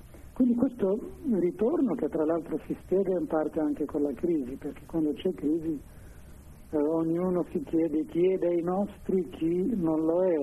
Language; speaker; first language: Italian; non-native, fluent; Arabic